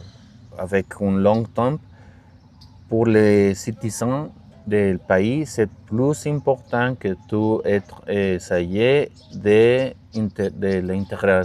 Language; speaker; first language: French; non-native, learner; Spanish